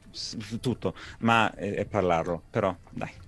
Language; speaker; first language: Italian; non-native, learner; English